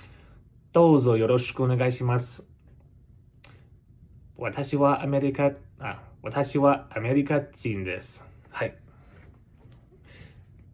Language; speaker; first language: Japanese; non-native, learner; English